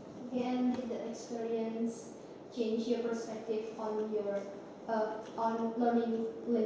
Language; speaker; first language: English; non-native, learner; Indonesian